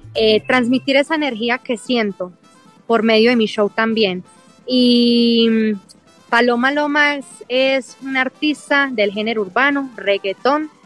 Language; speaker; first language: Spanish; early bilingual, heritage; English